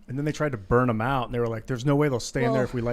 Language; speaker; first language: English; native; English